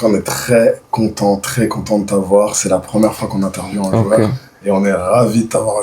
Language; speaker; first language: French; native; French